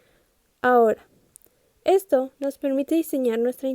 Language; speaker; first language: Spanish; native; Spanish